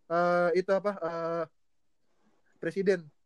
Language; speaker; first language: Indonesian; native; Indonesian